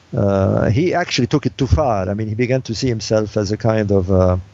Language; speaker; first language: English; non-native, fluent; Arabic